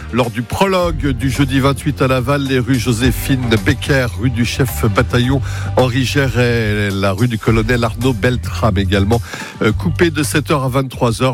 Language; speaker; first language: French; native; French